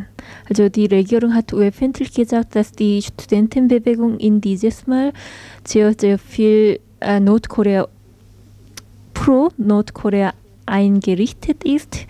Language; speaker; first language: German; non-native, learner; Korean